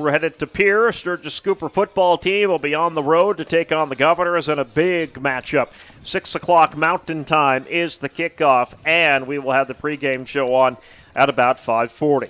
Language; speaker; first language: English; native; English